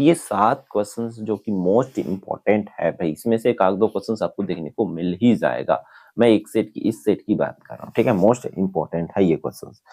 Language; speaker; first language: Hindi; native; Hindi